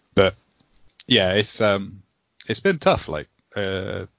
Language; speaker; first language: English; native; English